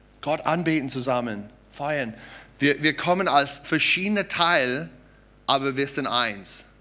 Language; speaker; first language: German; non-native, fluent; English